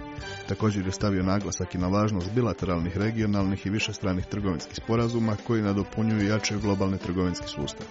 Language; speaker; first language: Croatian; native; Croatian